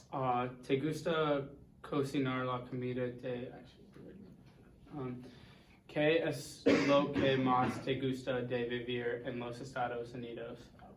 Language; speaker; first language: Spanish; non-native, learner; English